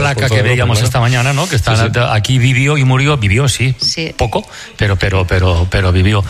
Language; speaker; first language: Spanish; native; Spanish